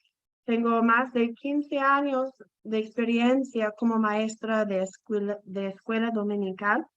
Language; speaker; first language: Spanish; non-native, fluent; English